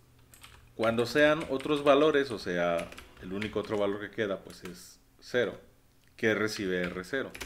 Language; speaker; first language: Spanish; native; Spanish